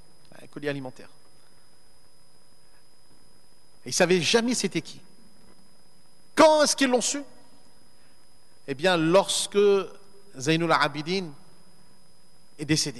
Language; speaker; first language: French; native; French